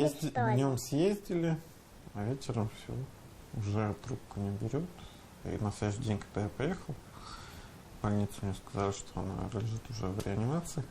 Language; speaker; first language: Russian; native; Russian